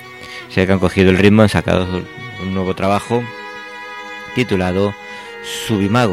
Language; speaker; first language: Spanish; native; Spanish